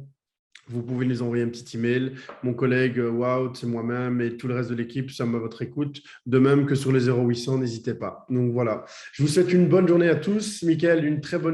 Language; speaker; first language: French; native; French